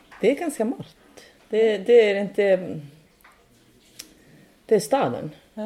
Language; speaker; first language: Swedish; non-native, fluent; Icelandic